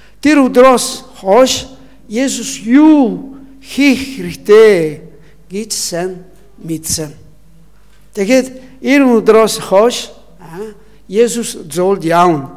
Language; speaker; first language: Mongolian; non-native, learner; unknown